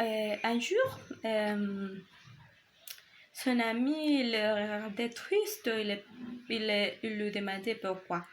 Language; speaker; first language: French; non-native, learner; Spanish